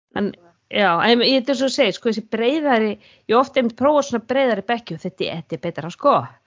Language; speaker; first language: Icelandic; native; Icelandic